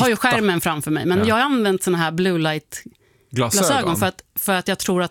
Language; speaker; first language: Swedish; native; Swedish